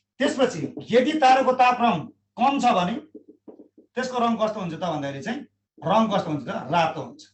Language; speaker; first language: Nepali; native; Nepali